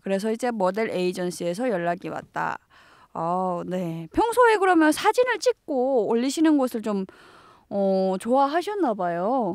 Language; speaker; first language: Korean; native; Korean